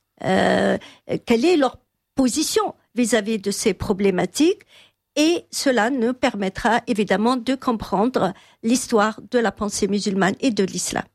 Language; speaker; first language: French; non-native, local second language; Arabic